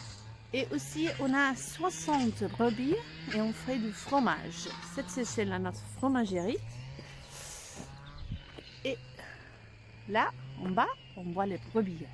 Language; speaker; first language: French; non-native, learner; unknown